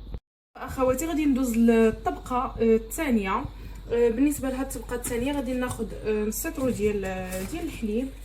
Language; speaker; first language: Arabic; native; Arabic